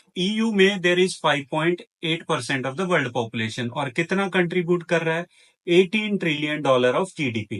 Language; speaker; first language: Hindi; native; Hindi